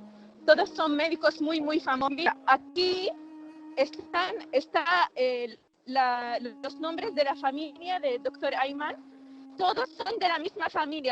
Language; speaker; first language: Spanish; non-native, fluent; Arabic